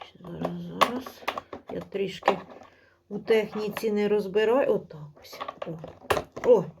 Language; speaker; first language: Ukrainian; native; Ukrainian